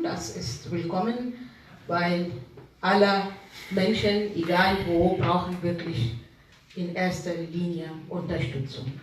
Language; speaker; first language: German; non-native, fluent; Arabic